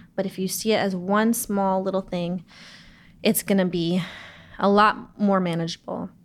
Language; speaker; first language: English; native; English